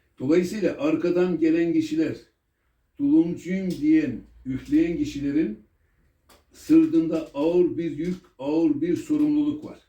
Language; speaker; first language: Turkish; native; Turkish